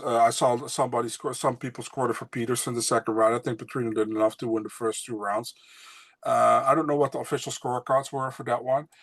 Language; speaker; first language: English; non-native, fluent; Dutch